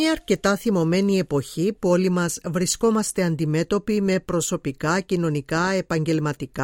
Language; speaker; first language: Greek; native; Greek